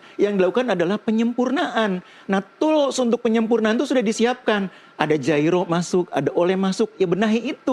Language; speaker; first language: Indonesian; native; Indonesian